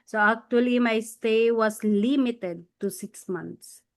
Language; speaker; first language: English; non-native, local second language; Filipino